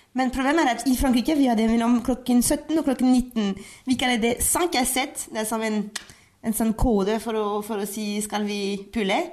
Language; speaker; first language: Norwegian; non-native, fluent; French